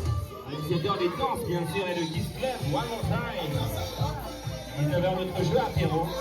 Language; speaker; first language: French; native; French